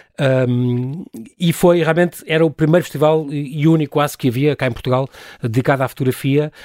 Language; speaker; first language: Portuguese; native; Portuguese